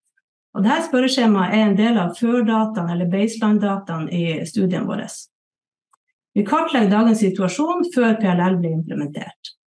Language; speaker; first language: Norwegian; native; Norwegian